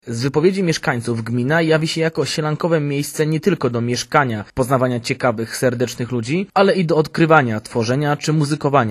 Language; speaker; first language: Polish; native; Polish